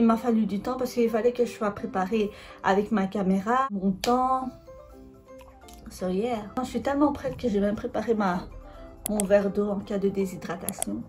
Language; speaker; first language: French; native; French